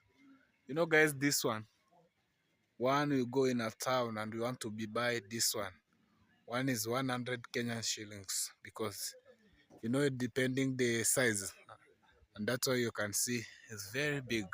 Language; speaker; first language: English; non-native, learner; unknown